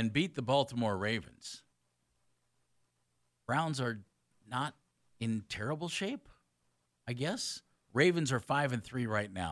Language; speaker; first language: English; native; English